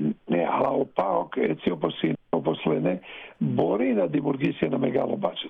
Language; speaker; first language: Greek; non-native, fluent; Serbian